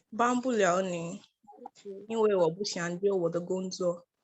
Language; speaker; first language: Chinese; non-native, learner; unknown